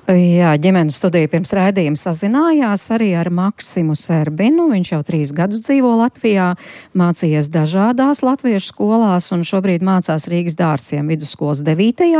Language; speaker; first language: Latvian; native; Latvian